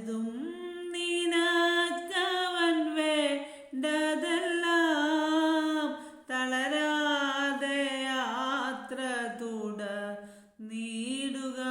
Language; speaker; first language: Malayalam; native; Malayalam